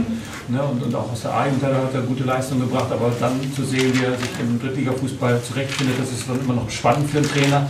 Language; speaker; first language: German; native; German